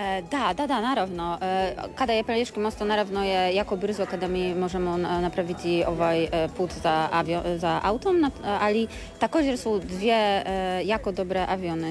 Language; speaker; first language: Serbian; non-native, learner; Polish